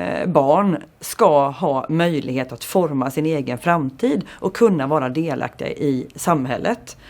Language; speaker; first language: Swedish; native; Swedish